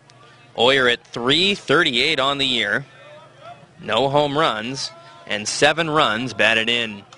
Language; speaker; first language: English; native; English